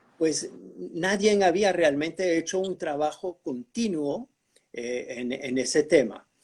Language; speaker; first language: Spanish; early bilingual, heritage; Spanish